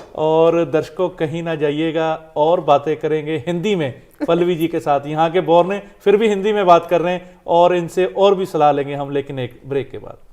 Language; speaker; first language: Hindi; non-native, local second language; Punjabi